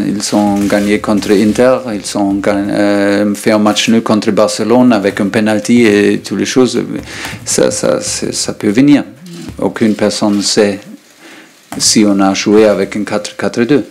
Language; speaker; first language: French; non-native, learner; German